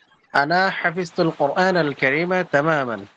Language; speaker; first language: Arabic; non-native, learner; Bangla